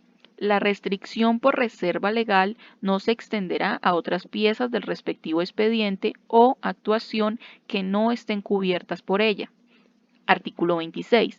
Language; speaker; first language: Spanish; native; Spanish